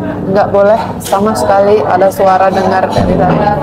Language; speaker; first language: Indonesian; non-native, fluent; Finnish